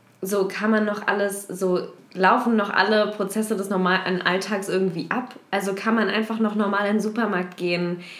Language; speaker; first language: German; native; German